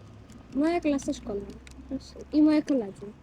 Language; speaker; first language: Polish; early bilingual, other home language; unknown